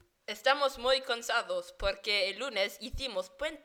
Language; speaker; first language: Spanish; non-native, learner; English